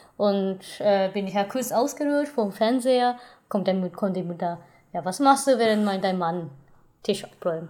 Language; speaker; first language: German; non-native, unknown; Japanese